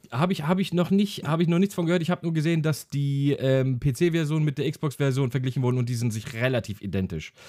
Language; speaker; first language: German; early bilingual, other home language; Hungarian